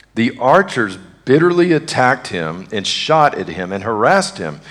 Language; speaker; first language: English; native; English